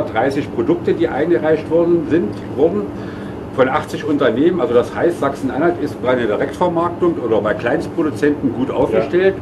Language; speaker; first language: German; native; German